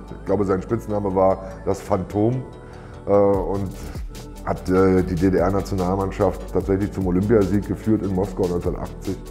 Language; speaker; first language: German; native; German